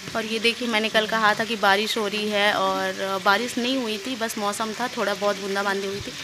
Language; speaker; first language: Hindi; native; Hindi